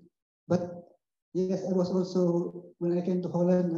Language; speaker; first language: English; non-native, local second language; Filipino